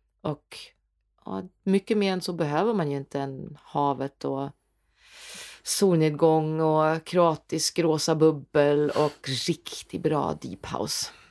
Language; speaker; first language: Swedish; non-native, fluent; German